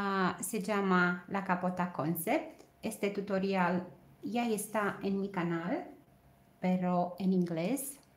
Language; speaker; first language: Spanish; non-native, fluent; Romanian